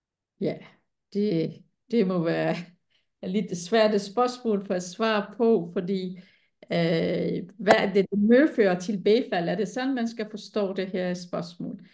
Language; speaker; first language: Danish; non-native, fluent; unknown